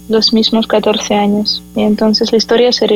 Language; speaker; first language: Spanish; non-native, fluent; Ukrainian